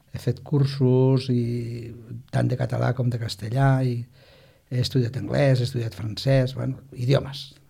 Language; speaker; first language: Catalan; non-native, local second language; Spanish